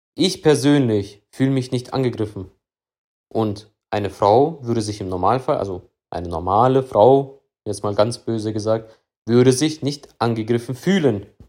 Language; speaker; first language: German; early bilingual, other home language; Russian